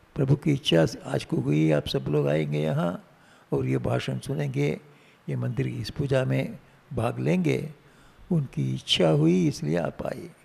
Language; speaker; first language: Hindi; non-native, local second language; Tamil